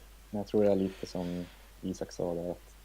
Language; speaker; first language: Swedish; native; Swedish